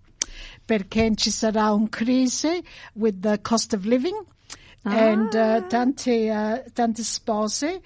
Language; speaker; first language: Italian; early bilingual, heritage; Italian